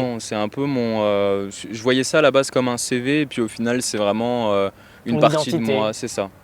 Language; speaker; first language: French; native; French